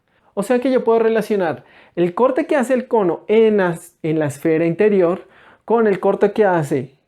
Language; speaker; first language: Spanish; native; Spanish